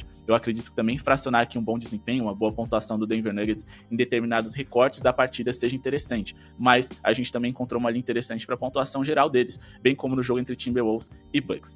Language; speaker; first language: Portuguese; native; Portuguese